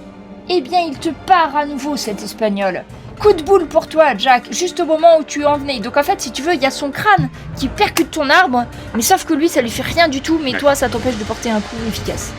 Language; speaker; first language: French; native; French